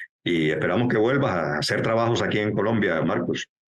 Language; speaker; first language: Spanish; native; Spanish